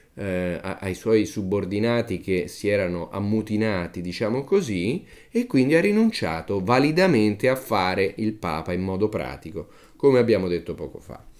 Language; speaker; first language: Italian; native; Italian